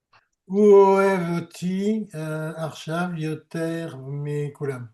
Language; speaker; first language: Hebrew; non-native, learner; French